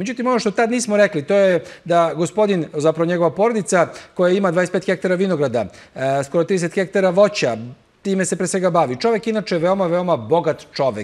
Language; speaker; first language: Serbian; native; Serbian